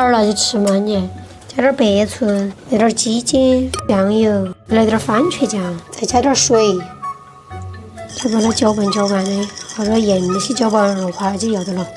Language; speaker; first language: Chinese; native; Chinese